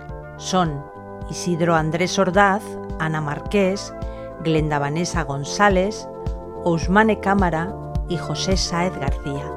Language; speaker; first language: Spanish; native; Spanish